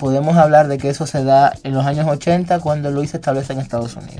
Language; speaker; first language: Spanish; native; Spanish